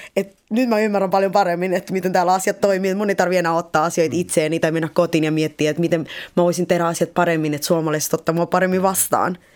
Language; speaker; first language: Finnish; early bilingual, other home language; Spanish